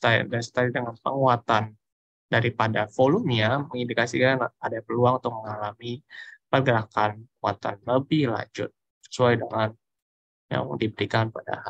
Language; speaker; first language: Indonesian; native; Indonesian